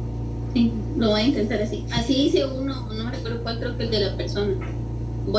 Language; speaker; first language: Spanish; native; Spanish